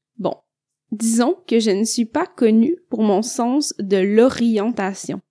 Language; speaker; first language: French; native; French